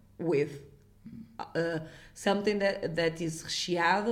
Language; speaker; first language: English; non-native, fluent; Portuguese